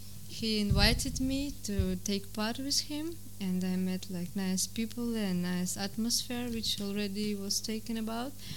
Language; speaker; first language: English; non-native, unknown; Russian